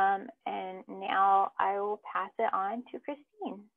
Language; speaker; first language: English; native; English